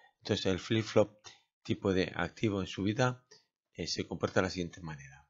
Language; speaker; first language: Spanish; native; Spanish